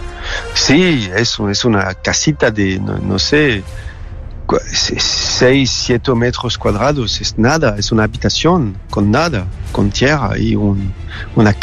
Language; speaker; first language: Spanish; non-native, fluent; French